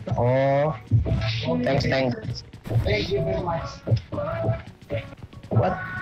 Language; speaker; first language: English; non-native, learner; Indonesian